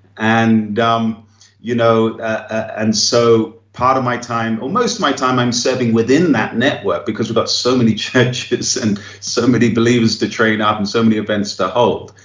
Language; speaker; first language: English; native; English